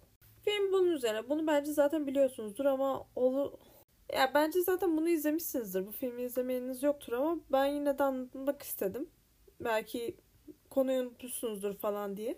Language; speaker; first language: Turkish; native; Turkish